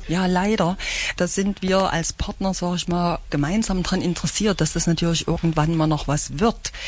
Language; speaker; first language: German; native; German